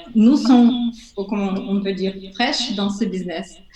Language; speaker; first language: French; non-native, learner; Russian